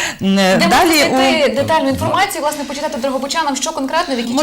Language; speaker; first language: Ukrainian; native; Ukrainian